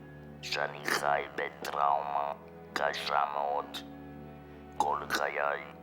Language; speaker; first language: Hebrew; non-native, fluent; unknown